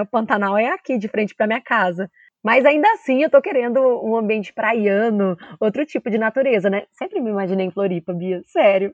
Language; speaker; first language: Portuguese; native; Portuguese